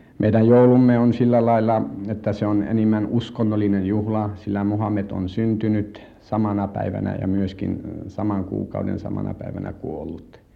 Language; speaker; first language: Finnish; non-native, fluent; Tatar